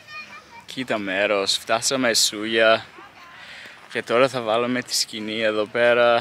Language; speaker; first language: Greek; early bilingual, heritage; English